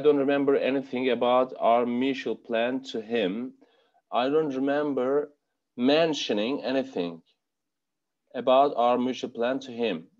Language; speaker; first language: English; non-native, fluent; Turkish